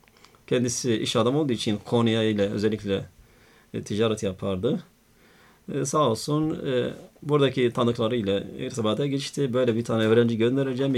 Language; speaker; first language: Turkish; non-native, fluent; Arabic